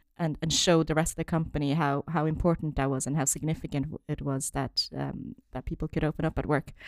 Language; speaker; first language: English; non-native, fluent; French